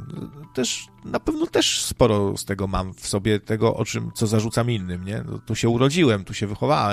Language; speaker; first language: Polish; native; Polish